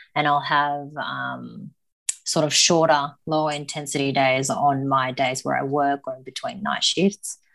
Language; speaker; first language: English; early bilingual, other home language; Japanese